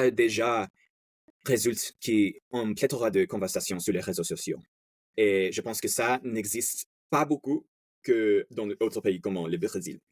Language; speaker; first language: French; non-native, learner; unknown